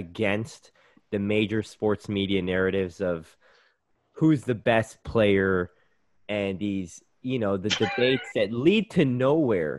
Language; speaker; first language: English; native; English